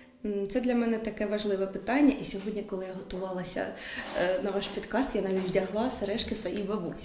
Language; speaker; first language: Ukrainian; native; Ukrainian